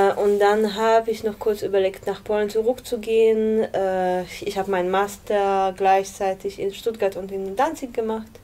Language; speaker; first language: German; non-native, fluent; Polish